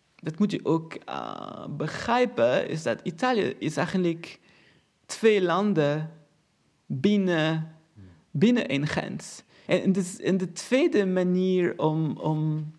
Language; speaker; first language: Dutch; non-native, fluent; Portuguese